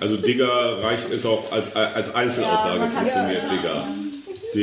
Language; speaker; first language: German; native; German